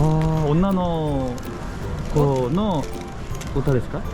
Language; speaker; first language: Japanese; non-native, learner; Korean